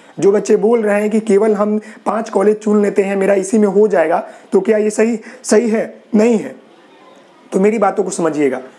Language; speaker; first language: Hindi; native; Hindi